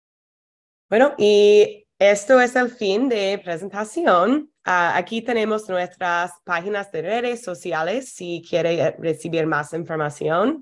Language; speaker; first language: Spanish; non-native, fluent; English